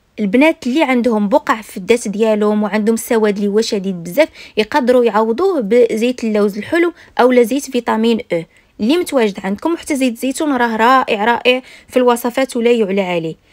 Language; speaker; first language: Arabic; native; Arabic